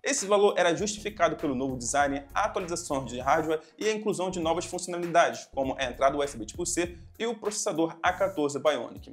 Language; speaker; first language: Portuguese; native; Portuguese